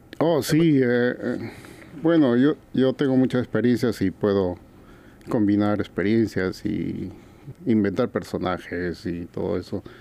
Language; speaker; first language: Spanish; native; Spanish